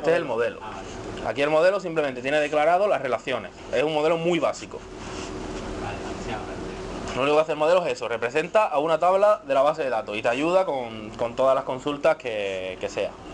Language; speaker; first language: Spanish; native; Spanish